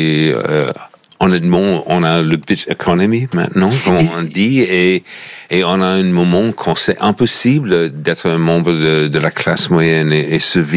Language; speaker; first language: French; non-native, fluent; English